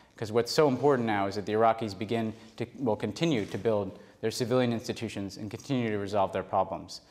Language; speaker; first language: English; native; English